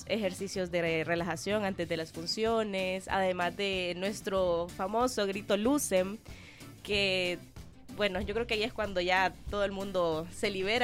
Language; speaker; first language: Spanish; native; Spanish